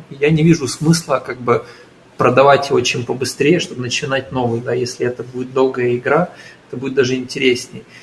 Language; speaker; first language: Russian; native; Russian